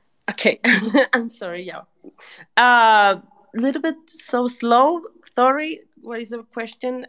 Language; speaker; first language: English; non-native, learner; Spanish